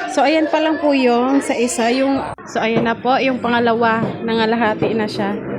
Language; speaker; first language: Filipino; non-native, local second language; Bikol